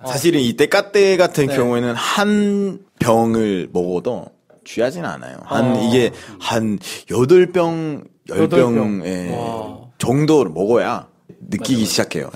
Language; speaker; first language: Korean; non-native, fluent; Spanish